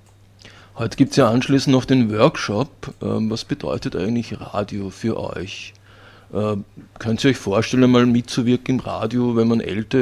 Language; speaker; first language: German; native; German